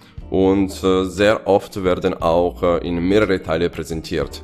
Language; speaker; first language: German; non-native, fluent; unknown